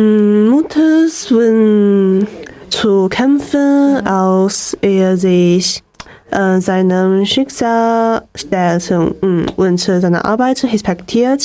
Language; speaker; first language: German; non-native, learner; Chinese